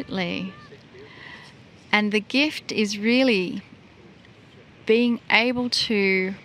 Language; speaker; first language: English; native; English